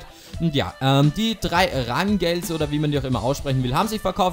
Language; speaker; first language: German; native; German